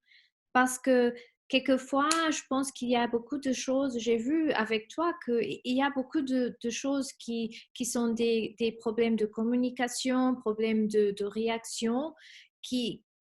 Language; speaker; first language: French; non-native, fluent; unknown